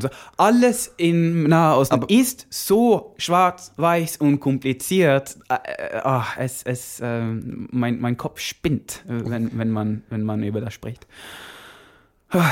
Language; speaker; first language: German; non-native, learner; Norwegian